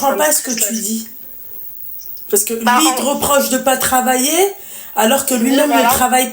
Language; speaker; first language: French; native; French